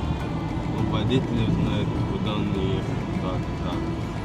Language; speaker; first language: Russian; non-native, learner; Arabic